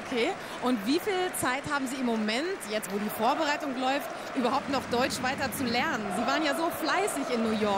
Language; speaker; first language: German; native; German